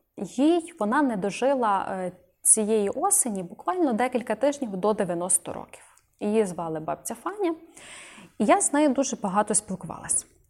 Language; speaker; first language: Ukrainian; native; Ukrainian